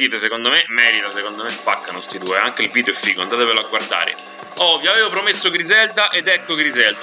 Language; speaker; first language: Italian; native; Italian